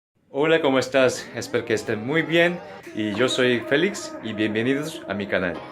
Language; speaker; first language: Spanish; non-native, fluent; Korean